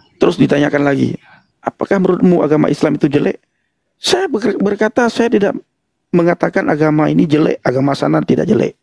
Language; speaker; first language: Indonesian; non-native, local second language; Achinese